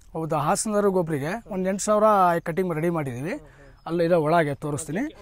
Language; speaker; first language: Kannada; native; Kannada